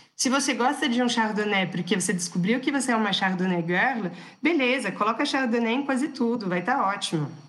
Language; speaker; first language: Portuguese; non-native, fluent; French